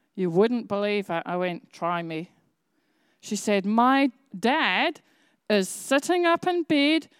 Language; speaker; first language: English; native; English